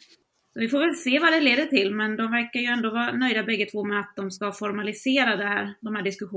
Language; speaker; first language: Swedish; native; Swedish